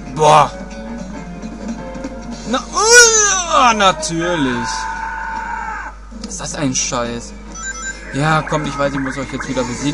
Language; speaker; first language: German; native; German